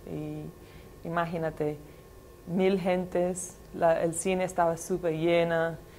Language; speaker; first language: Spanish; non-native, fluent; English